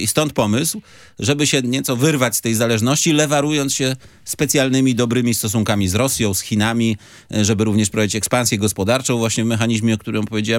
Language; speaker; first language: Polish; native; Polish